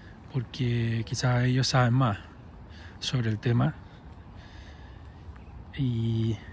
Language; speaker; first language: Spanish; early bilingual, heritage; English